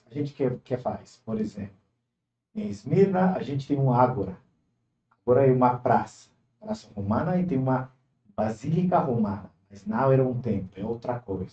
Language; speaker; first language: Portuguese; non-native, fluent; Turkish